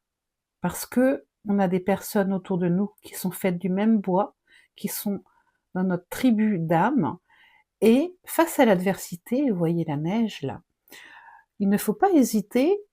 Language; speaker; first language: French; native; French